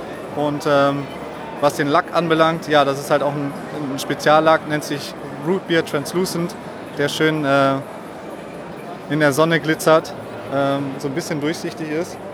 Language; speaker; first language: German; native; German